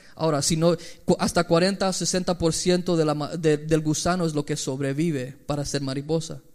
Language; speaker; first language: Spanish; early bilingual, heritage; Spanish